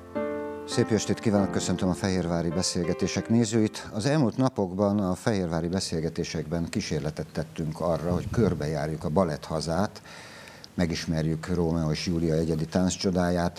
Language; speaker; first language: Hungarian; native; Hungarian